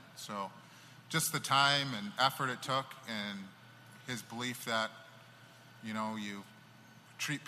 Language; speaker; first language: English; native; English